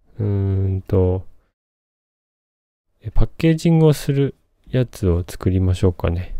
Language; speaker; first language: Japanese; native; Japanese